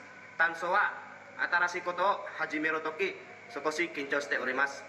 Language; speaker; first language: Japanese; non-native, learner; Indonesian